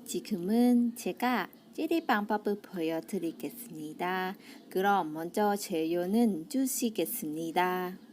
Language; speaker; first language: Korean; non-native, learner; Khmer